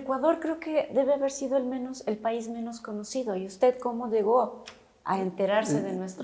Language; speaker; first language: Spanish; native; Spanish